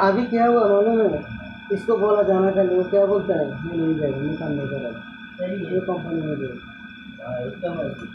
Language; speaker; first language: Hindi; non-native, learner; Bangla